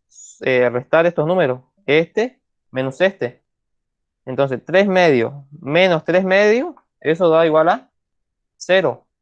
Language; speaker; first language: Spanish; native; Spanish